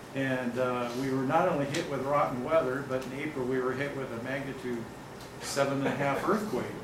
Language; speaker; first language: English; native; English